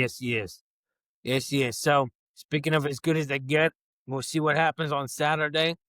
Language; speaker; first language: English; native; English